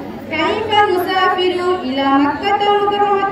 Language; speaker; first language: Arabic; non-native, learner; Bangla